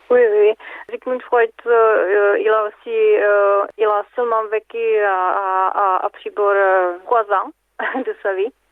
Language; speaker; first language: French; non-native, fluent; Czech